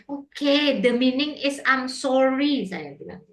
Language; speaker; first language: English; non-native, fluent; Indonesian